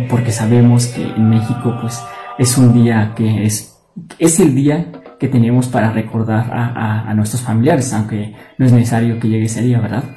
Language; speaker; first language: Spanish; native; Spanish